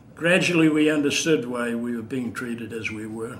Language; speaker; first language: English; native; English